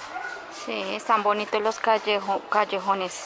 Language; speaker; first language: Spanish; native; Spanish